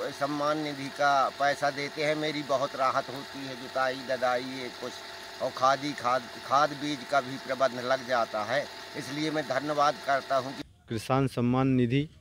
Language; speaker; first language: Hindi; native; Hindi